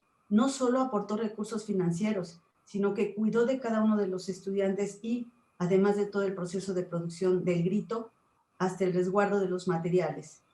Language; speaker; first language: Spanish; native; Spanish